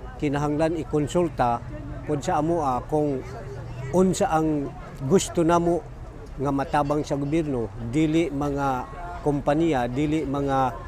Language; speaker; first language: Cebuano; non-native, local second language; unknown